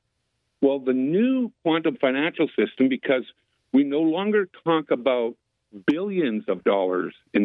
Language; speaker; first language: English; native; English